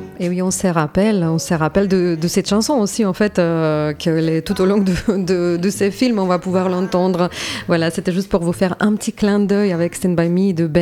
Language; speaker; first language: French; native; French